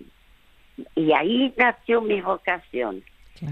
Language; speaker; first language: Spanish; early bilingual, other home language; French